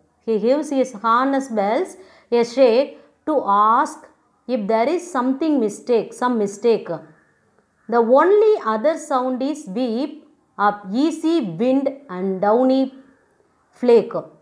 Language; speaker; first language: English; non-native, local second language; Tamil